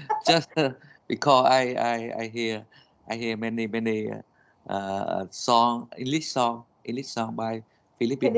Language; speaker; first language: English; non-native, learner; Vietnamese